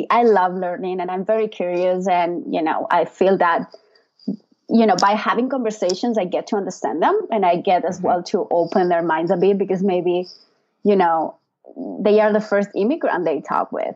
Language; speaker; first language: English; non-native, fluent; Spanish